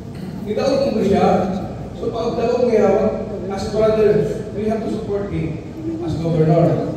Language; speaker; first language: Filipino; non-native, local second language; Cebuano